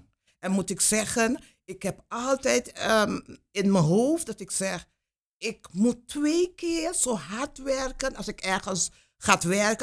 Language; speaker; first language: Dutch; non-native, local second language; Papiamento